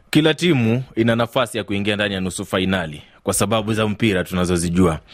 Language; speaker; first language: Swahili; native; Swahili